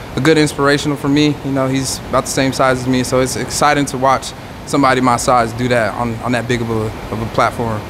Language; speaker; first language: English; native; English